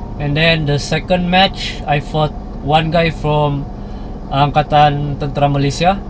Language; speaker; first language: English; non-native, local second language; Malay